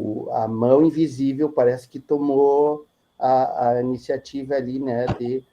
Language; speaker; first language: Portuguese; native; Portuguese